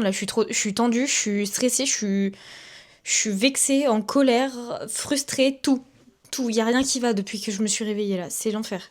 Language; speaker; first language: French; native; French